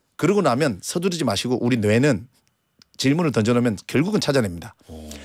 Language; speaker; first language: Korean; native; Korean